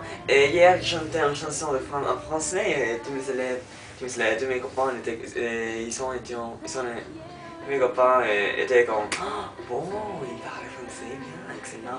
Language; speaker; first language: French; non-native, learner; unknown